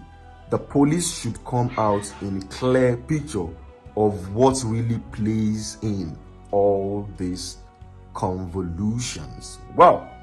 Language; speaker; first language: English; non-native, local second language; Yoruba